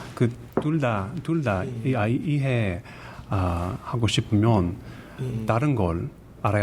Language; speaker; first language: Korean; non-native, learner; English